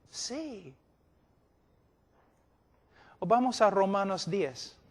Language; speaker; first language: Spanish; non-native, fluent; English